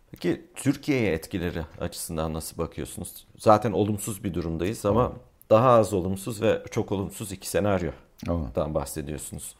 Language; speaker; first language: Turkish; native; Turkish